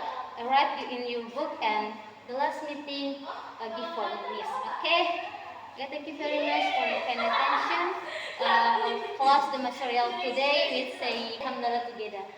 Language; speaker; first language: English; non-native, learner; Indonesian